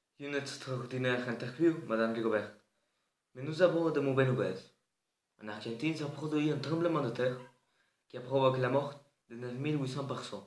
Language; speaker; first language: French; non-native, learner; Spanish